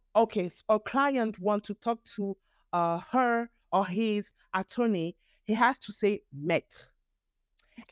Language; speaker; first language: English; non-native, fluent; French